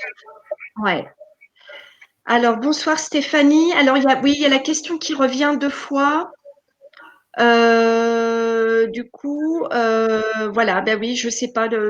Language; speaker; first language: French; native; French